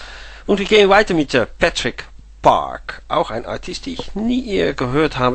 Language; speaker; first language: German; non-native, fluent; Dutch